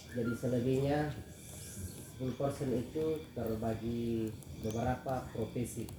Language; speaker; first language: Indonesian; non-native, local second language; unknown